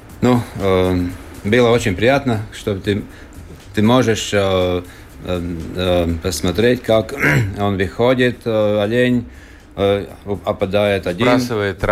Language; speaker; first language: Russian; non-native, local second language; Latvian